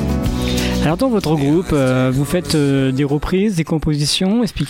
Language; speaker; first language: French; native; French